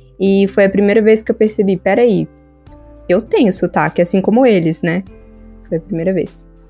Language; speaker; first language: Portuguese; native; Portuguese